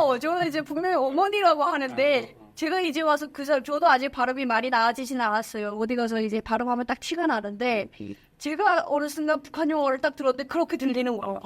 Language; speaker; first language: Korean; native; Korean